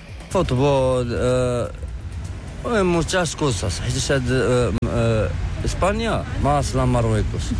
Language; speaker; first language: Spanish; non-native, learner; Arabic